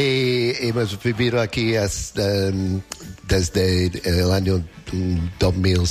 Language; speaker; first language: Spanish; non-native, learner; English